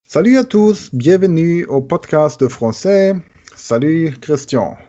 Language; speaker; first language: French; non-native, learner; German